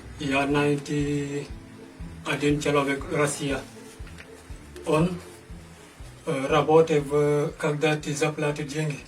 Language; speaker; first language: Russian; non-native, learner; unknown